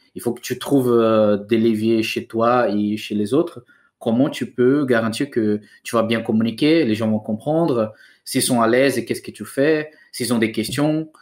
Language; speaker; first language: French; non-native, fluent; Portuguese